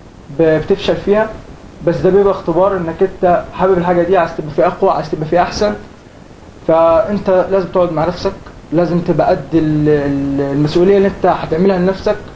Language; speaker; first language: Arabic; native; Arabic